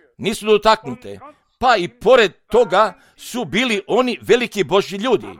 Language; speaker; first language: Croatian; non-native, fluent; German